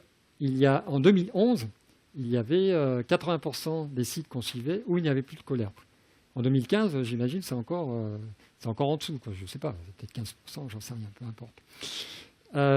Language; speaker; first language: French; native; French